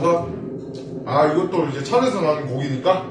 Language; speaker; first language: Korean; native; Korean